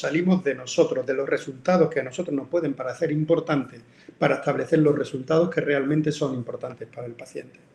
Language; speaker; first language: Spanish; native; Spanish